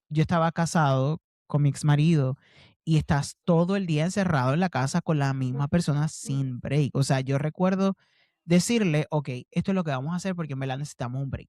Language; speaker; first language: Spanish; native; Spanish